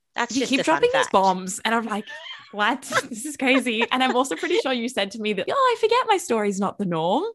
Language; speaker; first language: English; native; English